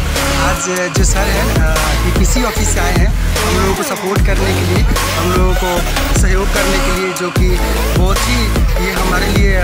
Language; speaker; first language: Hindi; non-native, local second language; Odia